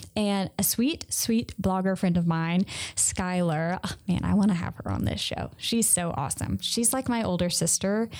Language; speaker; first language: English; native; English